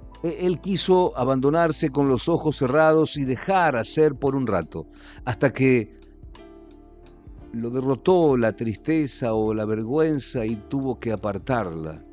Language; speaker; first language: Spanish; native; Spanish